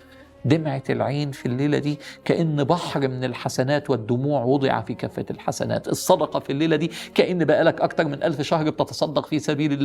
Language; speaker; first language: Arabic; native; Arabic